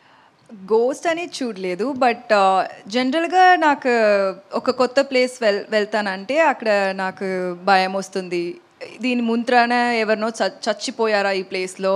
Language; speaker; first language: Telugu; non-native, learner; Tamil